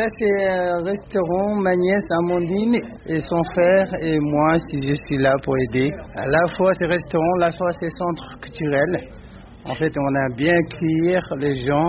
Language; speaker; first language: French; non-native, learner; Tibetan